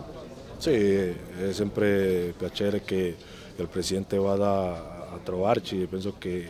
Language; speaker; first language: Italian; non-native, fluent; Spanish